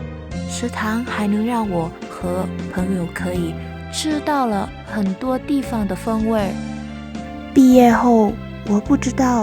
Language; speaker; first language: Chinese; non-native, fluent; Lao